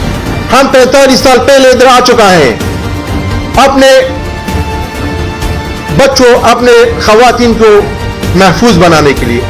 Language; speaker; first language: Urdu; non-native, fluent; Pashto